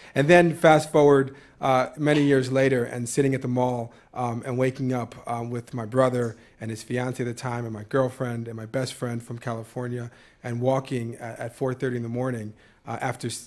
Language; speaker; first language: English; native; English